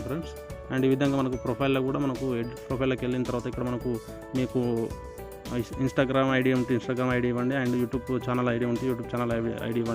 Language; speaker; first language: Telugu; native; Telugu